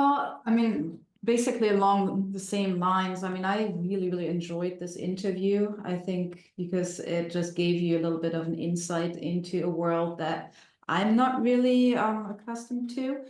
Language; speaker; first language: English; non-native, fluent; German